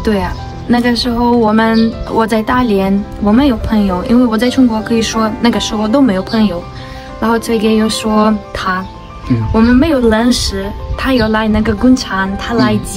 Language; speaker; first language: Chinese; non-native, learner; Ukrainian